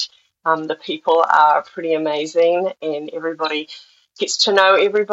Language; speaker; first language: English; native; English